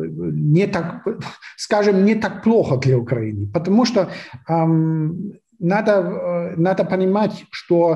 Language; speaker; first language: Russian; non-native, fluent; German